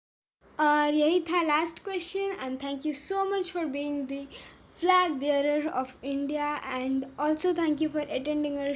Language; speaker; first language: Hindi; native; Hindi